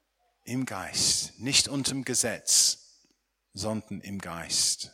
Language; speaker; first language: German; non-native, fluent; English